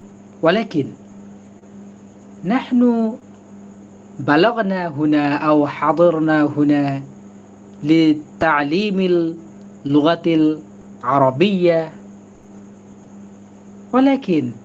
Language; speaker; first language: Arabic; non-native, fluent; Bangla